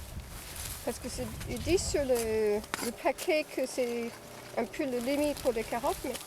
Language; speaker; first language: French; non-native, fluent; English